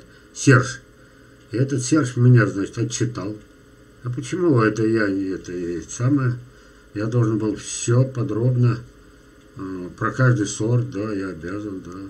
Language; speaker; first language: Russian; native; Russian